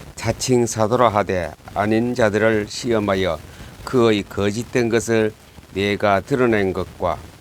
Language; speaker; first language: Korean; native; Korean